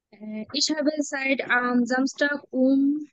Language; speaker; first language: German; non-native, learner; Bangla